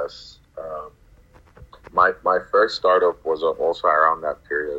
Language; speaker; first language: English; non-native, local second language; Yoruba